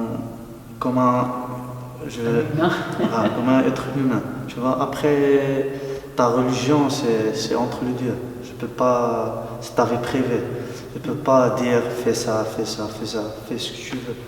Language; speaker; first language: French; non-native, local second language; Arabic